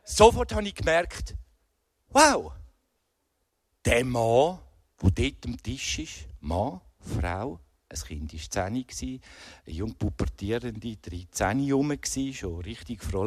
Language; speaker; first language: German; native; German